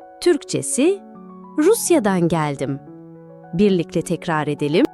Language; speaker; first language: Turkish; non-native, fluent; Russian